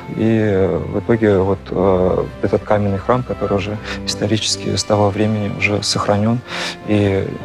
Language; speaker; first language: Russian; non-native, local second language; Chuvash